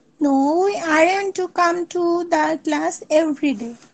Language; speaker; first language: English; non-native, learner; Bangla